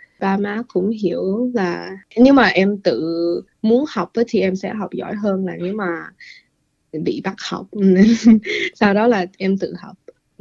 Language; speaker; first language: Vietnamese; early bilingual, heritage; English